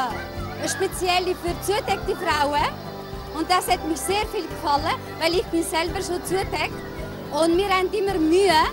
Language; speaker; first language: German; early bilingual, other home language; Turkish